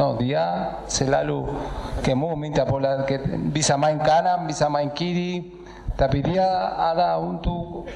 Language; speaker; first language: Indonesian; non-native, learner; Spanish